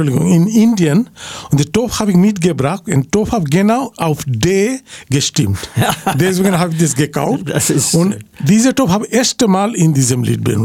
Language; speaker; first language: German; non-native, fluent; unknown